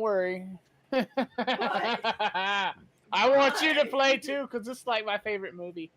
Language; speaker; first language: English; native; English